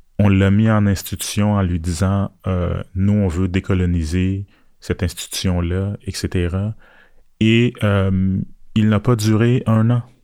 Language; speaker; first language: French; early bilingual, other home language; Haitian Creole